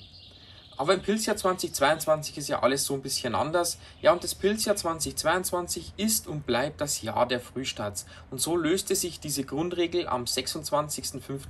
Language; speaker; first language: German; native; German